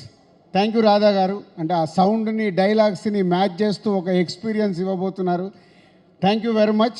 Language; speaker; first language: Telugu; native; Telugu